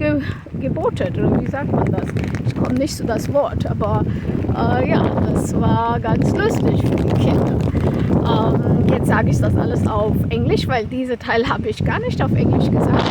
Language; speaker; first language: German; non-native, fluent; Konkani